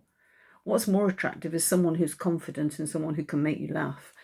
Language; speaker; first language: English; native; English